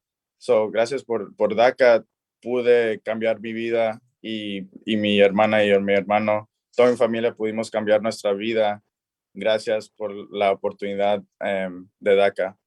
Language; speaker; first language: Spanish; early bilingual, other home language; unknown